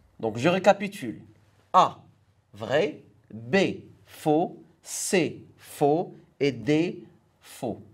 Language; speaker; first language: French; non-native, local second language; Arabic